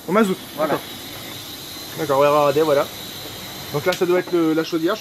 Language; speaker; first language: French; native; French